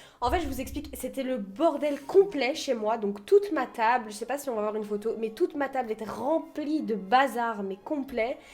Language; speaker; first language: French; early bilingual, other home language; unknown